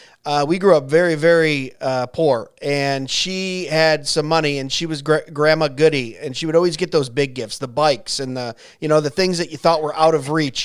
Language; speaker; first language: English; native; English